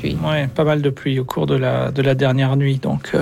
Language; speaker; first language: French; native; French